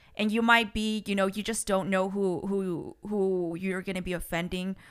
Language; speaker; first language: English; early bilingual, other home language; Spanish